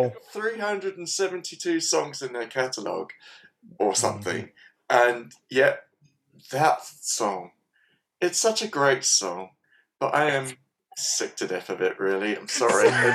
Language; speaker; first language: English; native; English